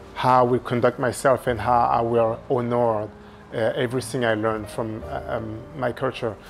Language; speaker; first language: English; non-native, fluent; French